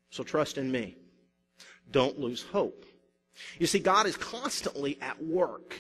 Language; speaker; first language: English; native; English